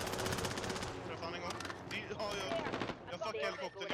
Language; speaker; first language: Swedish; native; Swedish